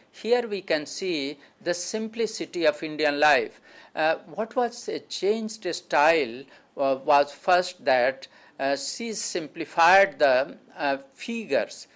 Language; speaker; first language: English; non-native, local second language; Hindi